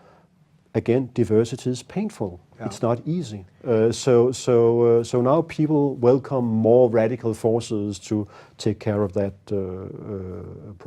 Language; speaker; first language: English; non-native, fluent; Danish